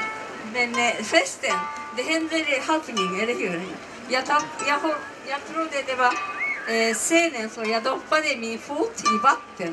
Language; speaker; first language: Swedish; non-native, learner; Japanese